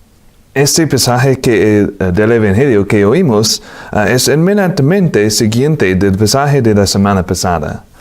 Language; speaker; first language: Spanish; non-native, fluent; English